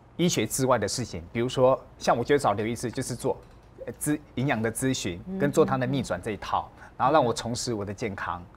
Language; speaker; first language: Chinese; native; Chinese